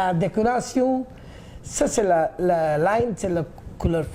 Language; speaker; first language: French; non-native, learner; Bangla